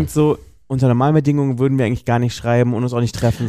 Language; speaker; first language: German; native; German